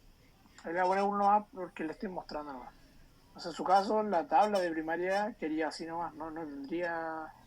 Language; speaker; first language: Spanish; native; Spanish